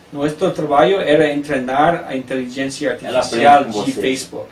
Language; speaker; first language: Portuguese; non-native, learner; English